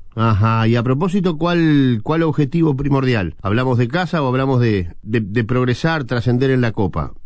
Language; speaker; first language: Spanish; native; Spanish